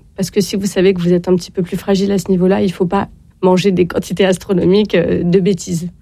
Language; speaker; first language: French; native; French